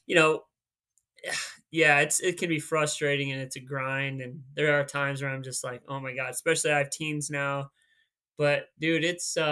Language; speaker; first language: English; native; English